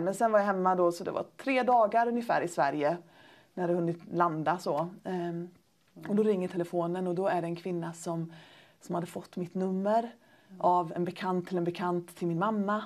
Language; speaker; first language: Swedish; native; Swedish